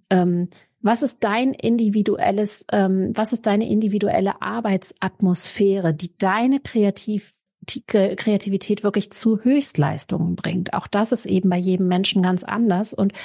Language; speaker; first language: German; native; German